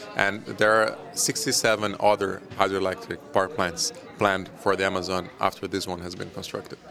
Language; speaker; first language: English; non-native, fluent; Portuguese